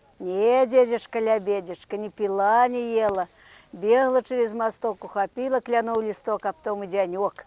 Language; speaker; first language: Ukrainian; native; Ukrainian